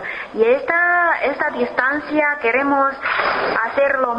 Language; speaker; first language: Spanish; non-native, learner; Chinese